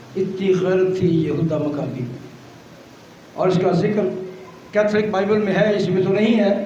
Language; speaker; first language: Urdu; non-native, local second language; Punjabi